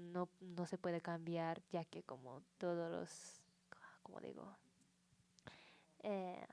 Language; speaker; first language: Spanish; non-native, learner; Japanese